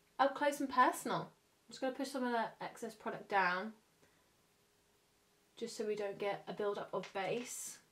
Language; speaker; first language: English; native; English